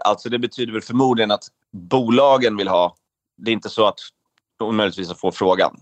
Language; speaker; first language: Swedish; native; Swedish